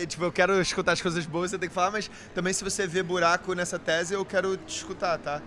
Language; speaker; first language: Portuguese; early bilingual, heritage; Portuguese